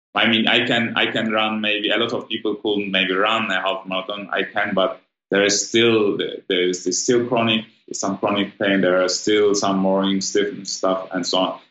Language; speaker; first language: English; non-native, fluent; German